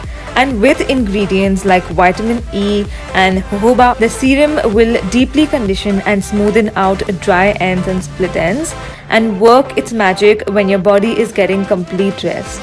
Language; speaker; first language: English; non-native, local second language; Hindi